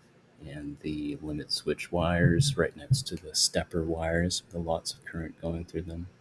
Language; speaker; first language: English; native; English